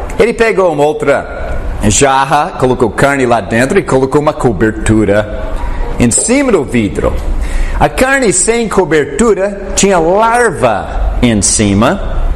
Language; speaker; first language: Portuguese; non-native, fluent; English